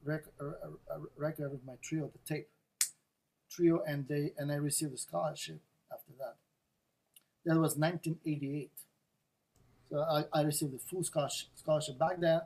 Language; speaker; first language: English; non-native, fluent; Russian